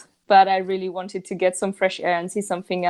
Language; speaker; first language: English; non-native, fluent; French